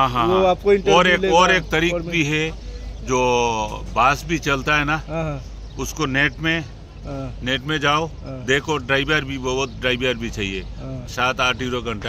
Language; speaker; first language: Hindi; non-native, learner; Bangla